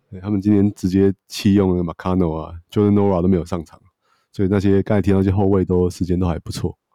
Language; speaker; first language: Chinese; native; Chinese